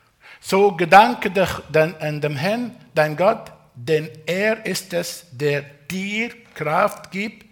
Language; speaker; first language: German; non-native, fluent; Arabic